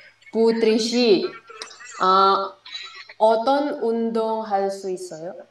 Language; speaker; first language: Korean; non-native, learner; Indonesian